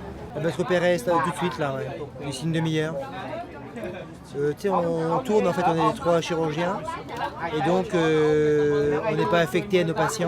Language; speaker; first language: French; native; French